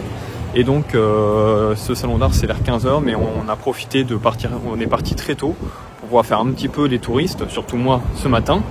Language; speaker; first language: French; native; French